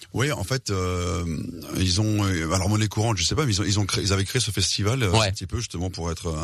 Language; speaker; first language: French; native; French